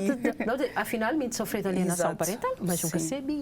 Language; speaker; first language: Portuguese; non-native, local second language; Kabuverdianu